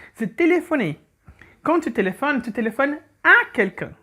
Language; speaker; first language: French; non-native, fluent; Portuguese